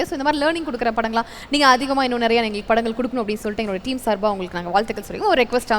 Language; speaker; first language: Tamil; native; Tamil